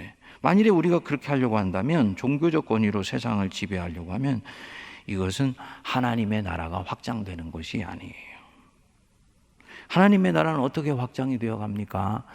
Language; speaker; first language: Korean; native; Korean